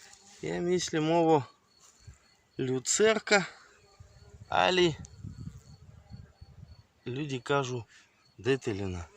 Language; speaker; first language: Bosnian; non-native, learner; Russian